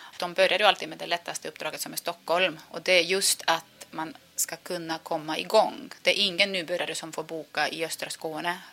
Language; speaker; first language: Swedish; non-native, fluent; Estonian